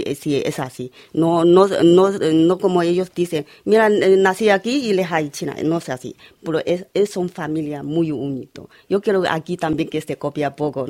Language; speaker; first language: Spanish; non-native, learner; Chinese